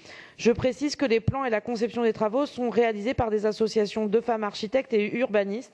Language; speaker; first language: French; native; French